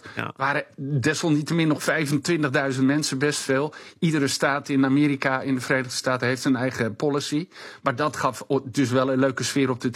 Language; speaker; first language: Dutch; native; Dutch